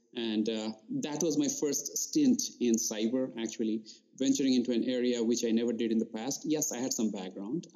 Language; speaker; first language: English; non-native, local second language; Bangla